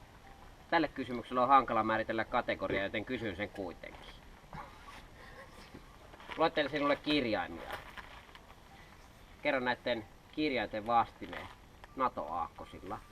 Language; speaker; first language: Finnish; native; Finnish